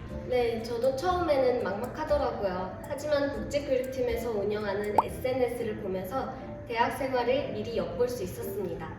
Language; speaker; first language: Korean; non-native, fluent; Mongolian